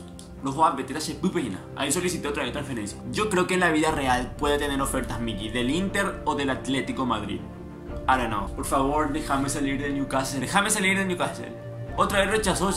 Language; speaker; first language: Spanish; native; Spanish